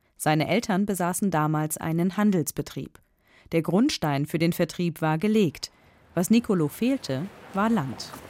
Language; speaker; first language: German; native; German